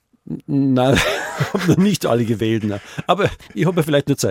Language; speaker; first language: German; native; German